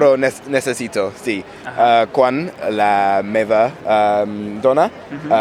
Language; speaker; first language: Catalan; non-native, learner; English